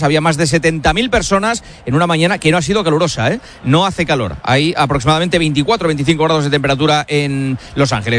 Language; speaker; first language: Spanish; native; Spanish